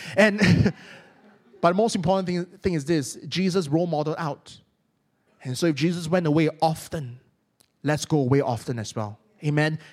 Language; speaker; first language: English; non-native, local second language; Cantonese